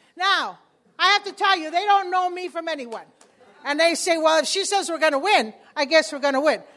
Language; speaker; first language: English; early bilingual, other home language; Spanish